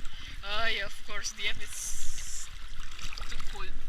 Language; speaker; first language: English; non-native, learner; Indonesian